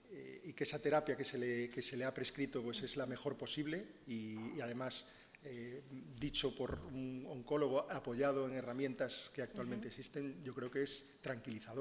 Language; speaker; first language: Spanish; native; Spanish